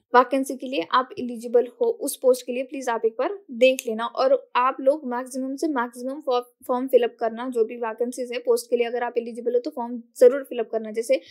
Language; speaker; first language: Hindi; non-native, local second language; Marathi